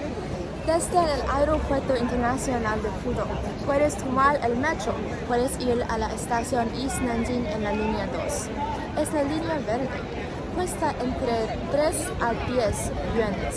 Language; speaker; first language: Spanish; non-native, learner; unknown